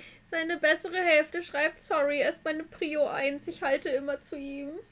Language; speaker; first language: German; native; German